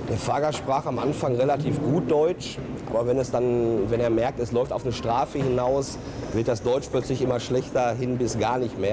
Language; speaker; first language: German; native; German